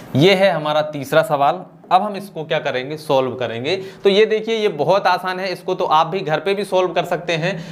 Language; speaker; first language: Hindi; native; Hindi